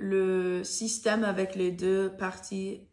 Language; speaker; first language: French; non-native, learner; English